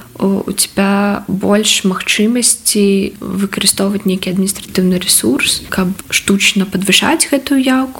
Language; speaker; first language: Belarusian; native; Belarusian